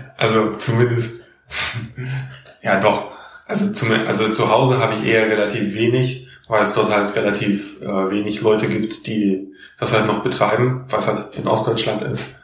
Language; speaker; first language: German; native; German